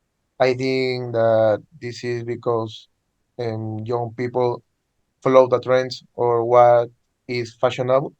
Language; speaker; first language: English; non-native, learner; Spanish